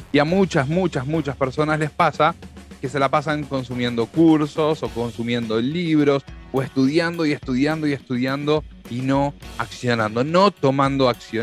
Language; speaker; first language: Spanish; native; Spanish